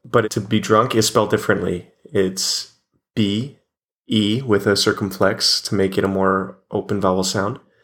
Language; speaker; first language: English; native; English